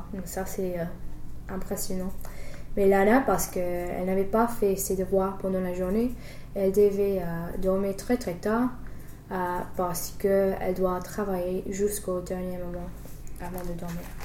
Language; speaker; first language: French; non-native, fluent; English